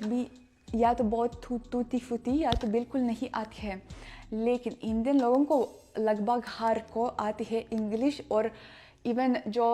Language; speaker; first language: Hindi; non-native, fluent; Russian